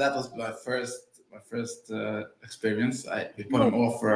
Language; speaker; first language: English; early bilingual, other home language; Yiddish